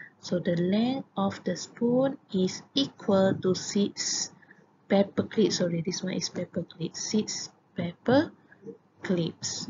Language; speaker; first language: English; non-native, local second language; Malay